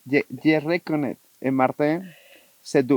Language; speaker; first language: French; non-native, learner; Spanish